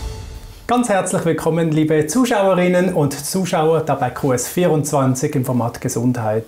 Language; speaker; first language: German; native; German